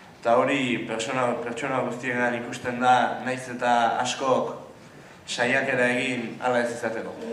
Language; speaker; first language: Basque; native; Basque